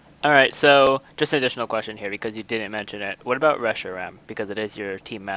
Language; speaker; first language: English; native; English